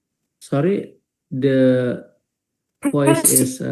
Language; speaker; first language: English; non-native, fluent; Indonesian